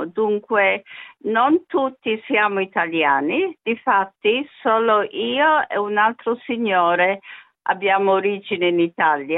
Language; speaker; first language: Italian; early bilingual, other home language; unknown